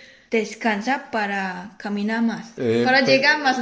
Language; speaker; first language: Spanish; non-native, fluent; Chinese